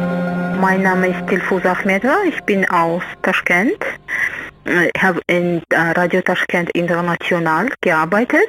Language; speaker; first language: German; non-native, learner; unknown